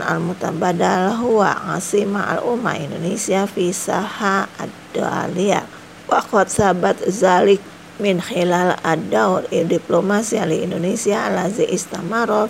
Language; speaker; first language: Arabic; non-native, fluent; Indonesian